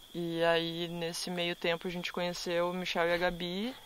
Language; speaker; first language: Portuguese; native; Portuguese